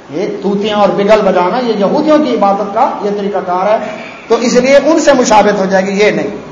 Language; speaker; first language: Urdu; non-native, local second language; Saraiki